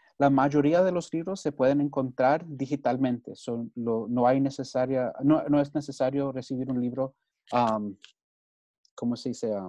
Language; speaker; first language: Spanish; early bilingual, heritage; Spanish